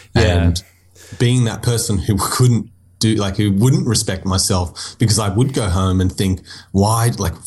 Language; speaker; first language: English; native; English